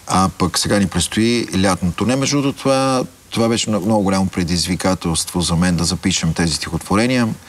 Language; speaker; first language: Bulgarian; native; Bulgarian